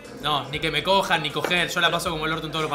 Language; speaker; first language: Spanish; native; Spanish